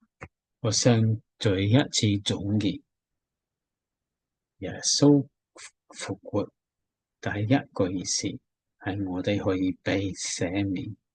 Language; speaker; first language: Cantonese; non-native, fluent; English